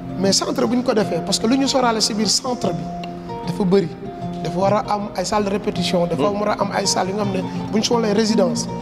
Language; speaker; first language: Wolof; non-native, local second language; Jola-Fonyi